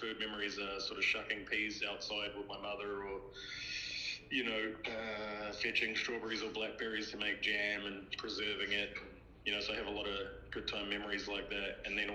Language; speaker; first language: English; native; English